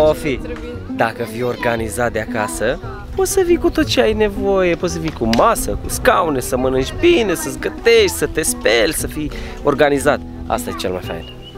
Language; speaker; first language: Romanian; native; Romanian